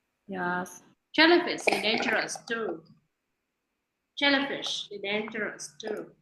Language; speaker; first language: English; non-native, fluent; Vietnamese